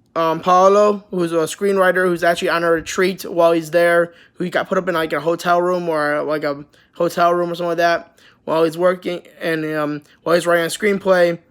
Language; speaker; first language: English; native; English